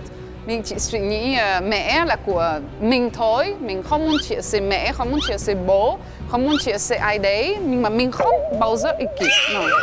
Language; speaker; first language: Vietnamese; non-native, fluent; French